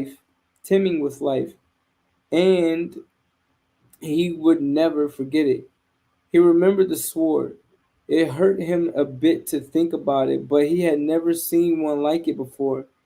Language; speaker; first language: English; native; English